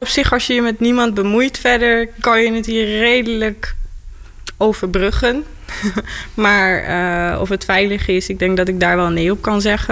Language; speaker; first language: Dutch; native; Dutch